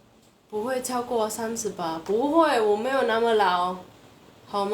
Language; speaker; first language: Chinese; non-native, fluent; Indonesian